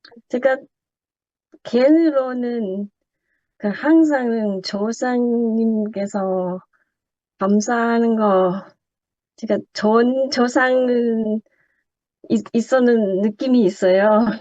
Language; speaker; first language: Korean; non-native, learner; Japanese